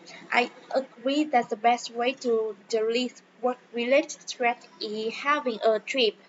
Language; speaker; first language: English; non-native, learner; Vietnamese